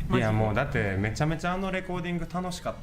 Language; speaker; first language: Japanese; native; Japanese